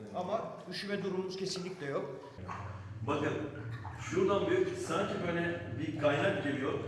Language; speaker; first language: Turkish; native; Turkish